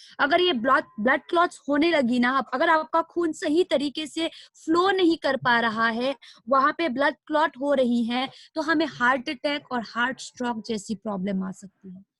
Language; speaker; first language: Hindi; non-native, local second language; Nepali